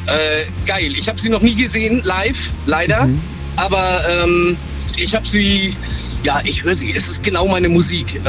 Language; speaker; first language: German; native; German